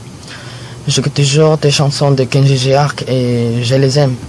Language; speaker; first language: French; non-native, learner; Filipino